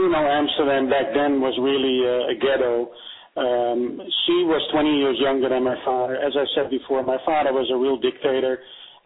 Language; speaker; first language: English; non-native, fluent; Dutch